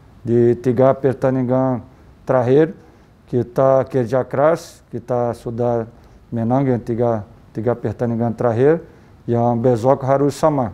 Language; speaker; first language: Indonesian; non-native, learner; Portuguese